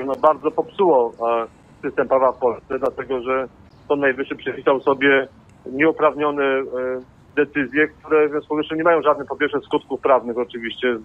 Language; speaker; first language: Polish; native; Polish